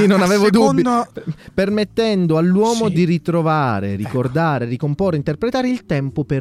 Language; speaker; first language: Italian; native; Italian